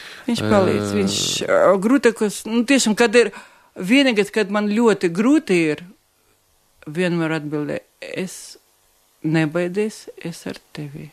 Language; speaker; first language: Latvian; non-native, local second language; Russian